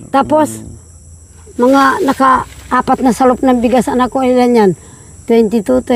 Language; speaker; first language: Filipino; native; Filipino